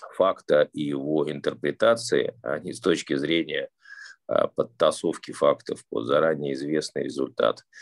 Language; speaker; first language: Russian; native; Russian